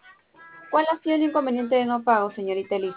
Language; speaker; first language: Spanish; native; Spanish